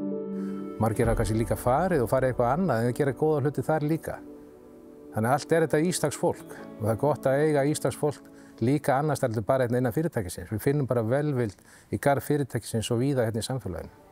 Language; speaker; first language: Icelandic; native; Icelandic